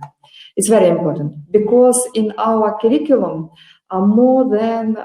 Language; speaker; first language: English; non-native, learner; Russian